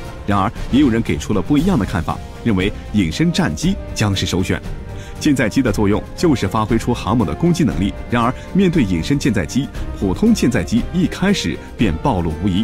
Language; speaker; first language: Chinese; native; Chinese